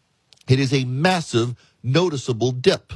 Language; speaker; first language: English; native; English